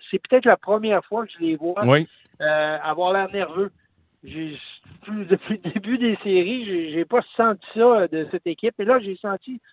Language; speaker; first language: French; native; French